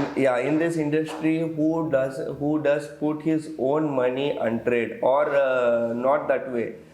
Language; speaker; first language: English; non-native, local second language; Tamil